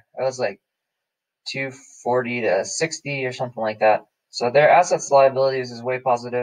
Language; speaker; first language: English; native; English